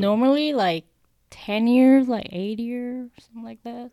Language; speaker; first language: English; non-native, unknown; Korean